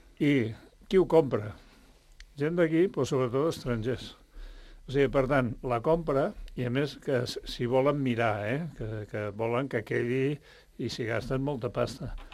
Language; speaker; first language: Catalan; native; Catalan